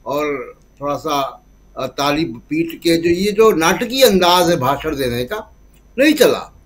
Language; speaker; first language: Hindi; native; Hindi